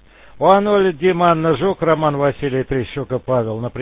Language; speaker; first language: Russian; native; Russian